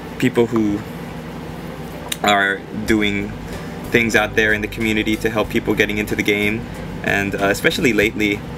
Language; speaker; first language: English; native; English